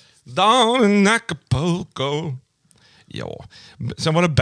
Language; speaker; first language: Swedish; native; Swedish